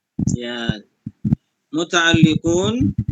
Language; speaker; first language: Arabic; non-native, fluent; Indonesian